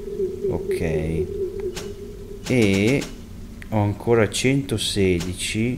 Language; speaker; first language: Italian; native; Italian